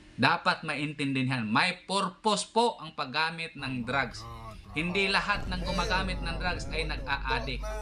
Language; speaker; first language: Filipino; non-native, local second language; Cebuano